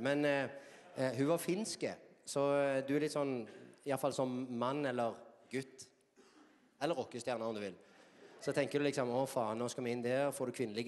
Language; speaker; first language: Norwegian; native; Norwegian